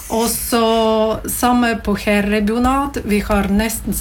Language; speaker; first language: Norwegian; non-native, learner; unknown